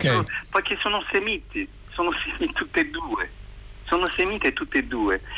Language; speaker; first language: Italian; non-native, fluent; French